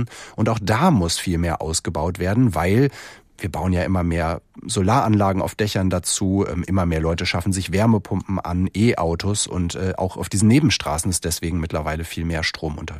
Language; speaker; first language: German; native; German